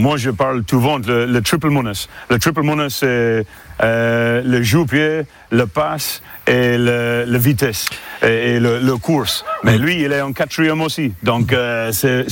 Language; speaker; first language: French; non-native, fluent; English